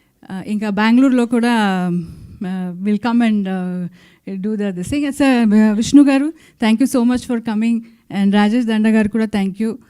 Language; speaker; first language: Telugu; non-native, local second language; Kannada